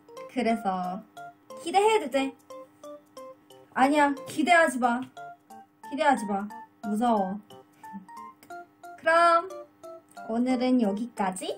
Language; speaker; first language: Korean; non-native, learner; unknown